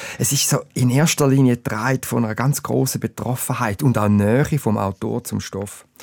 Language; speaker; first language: German; native; German